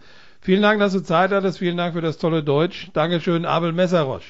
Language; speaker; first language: German; native; German